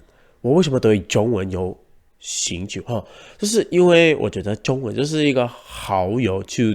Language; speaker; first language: Chinese; non-native, learner; Spanish